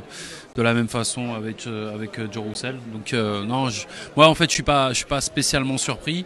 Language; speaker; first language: French; native; French